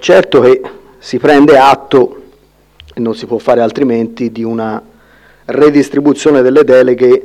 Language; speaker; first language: Italian; native; Italian